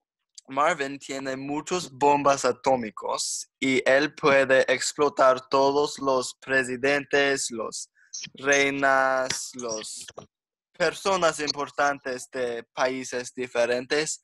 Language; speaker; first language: Spanish; non-native, learner; English